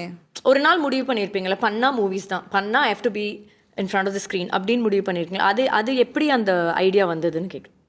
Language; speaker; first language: Tamil; native; Tamil